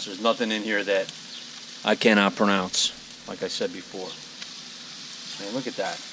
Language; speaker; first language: English; native; English